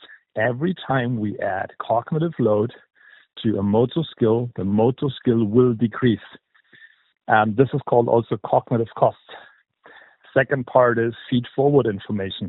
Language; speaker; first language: English; non-native, fluent; German